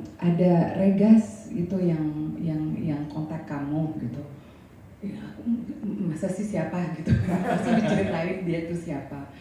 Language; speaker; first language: Indonesian; native; Indonesian